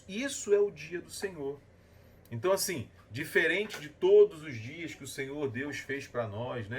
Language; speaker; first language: Portuguese; native; Portuguese